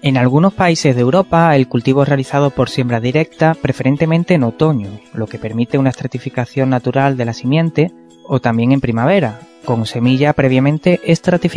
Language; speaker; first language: Spanish; native; Spanish